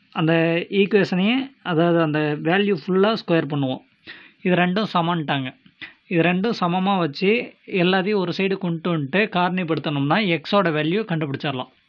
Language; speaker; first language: Tamil; native; Tamil